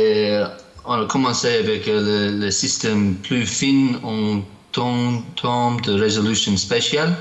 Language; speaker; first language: French; non-native, learner; English